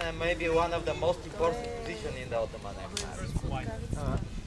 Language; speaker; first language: English; non-native, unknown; Bulgarian